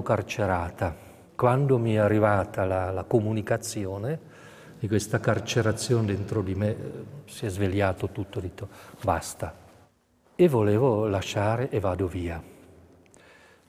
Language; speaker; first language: Italian; non-native, fluent; Czech